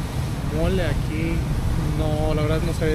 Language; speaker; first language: Spanish; native; Spanish